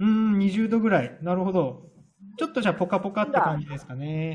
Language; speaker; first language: Japanese; native; Japanese